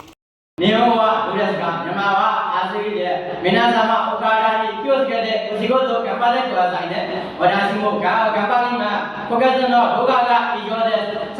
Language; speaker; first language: Japanese; non-native, learner; Burmese